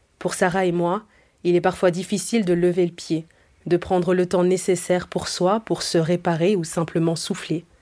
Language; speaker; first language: French; early bilingual, other home language; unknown